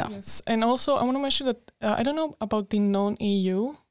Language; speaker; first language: English; non-native, fluent; Greek